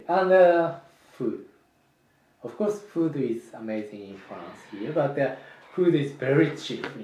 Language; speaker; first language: English; non-native, fluent; Japanese